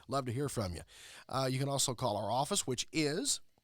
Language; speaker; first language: English; native; English